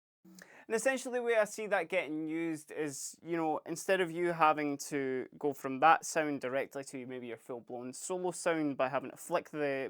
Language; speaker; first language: English; native; English